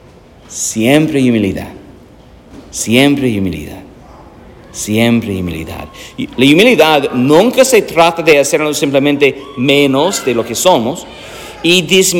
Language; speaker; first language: Spanish; non-native, learner; English